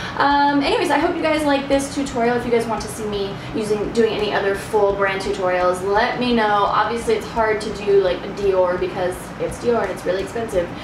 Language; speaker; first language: English; native; English